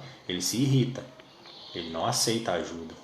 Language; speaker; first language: Portuguese; native; Portuguese